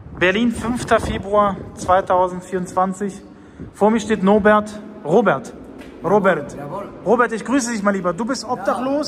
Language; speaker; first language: German; native; German